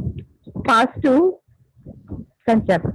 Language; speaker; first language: English; non-native, learner; Hindi